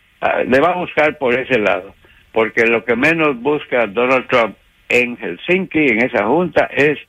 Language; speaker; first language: Spanish; native; Spanish